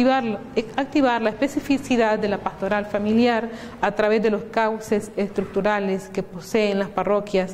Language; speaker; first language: Spanish; native; Spanish